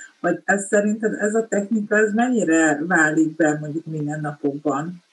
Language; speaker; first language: Hungarian; native; Hungarian